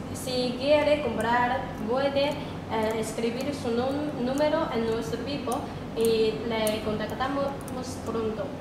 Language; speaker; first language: Spanish; non-native, learner; Chinese